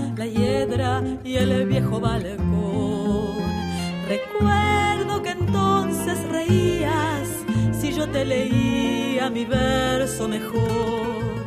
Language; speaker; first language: French; non-native, fluent; Spanish